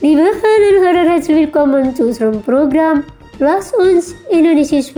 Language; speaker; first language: German; non-native, fluent; Indonesian